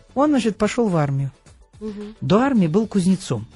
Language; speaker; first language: Russian; native; Russian